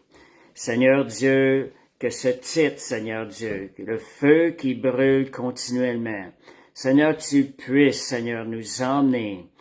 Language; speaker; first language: French; native; French